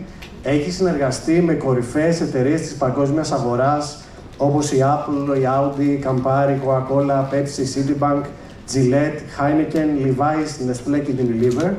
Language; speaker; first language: Greek; native; Greek